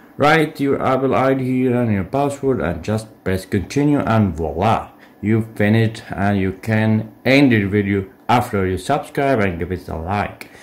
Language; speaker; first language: English; non-native, learner; Arabic